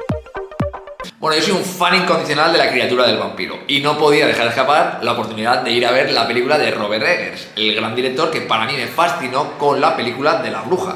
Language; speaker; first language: Spanish; native; Spanish